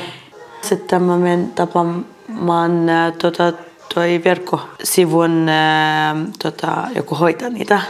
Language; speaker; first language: Finnish; non-native, fluent; Arabic